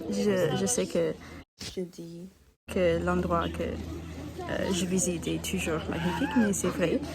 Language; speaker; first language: French; non-native, learner; English